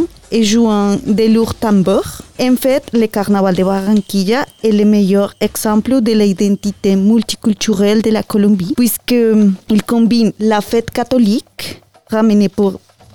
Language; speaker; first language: French; non-native, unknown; Spanish